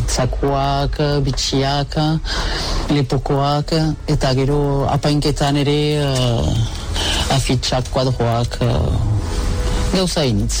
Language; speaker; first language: Basque; native; Basque